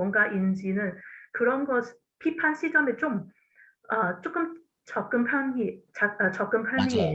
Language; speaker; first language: Korean; non-native, fluent; Cantonese